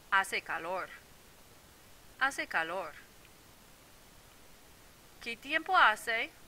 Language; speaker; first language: Spanish; non-native, fluent; English